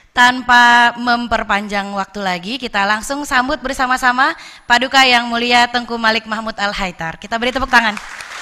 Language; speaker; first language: Indonesian; native; Indonesian